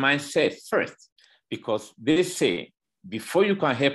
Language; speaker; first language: English; non-native, local second language; Bini